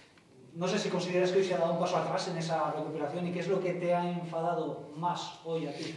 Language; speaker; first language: Spanish; native; Spanish